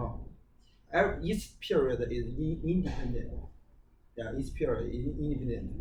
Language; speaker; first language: English; non-native, learner; Chinese